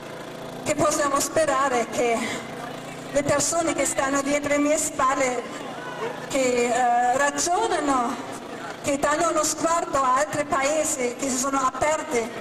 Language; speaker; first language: Italian; non-native, fluent; German